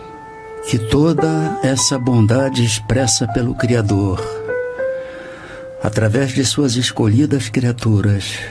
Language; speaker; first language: Portuguese; native; Portuguese